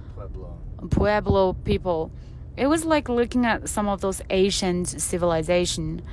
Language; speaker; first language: English; non-native, fluent; Chinese